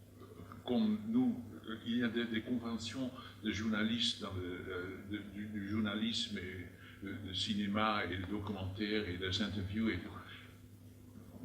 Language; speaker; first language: French; non-native, fluent; Dutch